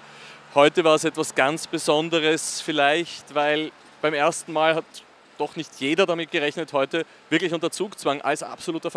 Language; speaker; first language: German; native; German